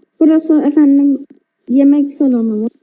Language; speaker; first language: Turkish; native; Turkish